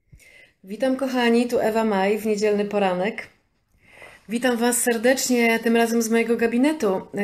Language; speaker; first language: Polish; native; Polish